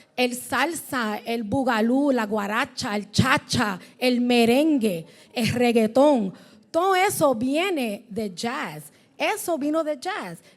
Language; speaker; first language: Spanish; early bilingual, heritage; Spanish